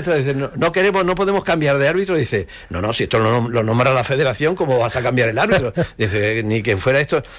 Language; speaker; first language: Spanish; native; Spanish